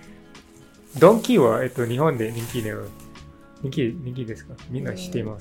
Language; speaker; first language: Japanese; non-native, learner; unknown